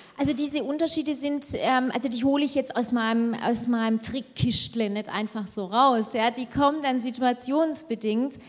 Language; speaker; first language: German; early bilingual, other home language; Turkish